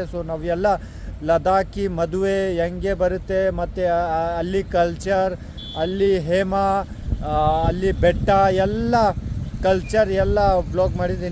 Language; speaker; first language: Kannada; non-native, local second language; Ladakhi